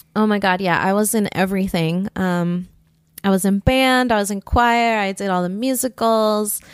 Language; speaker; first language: English; early bilingual, other home language; Spanish